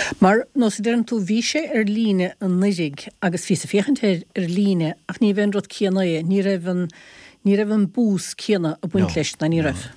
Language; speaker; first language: Irish; native; Irish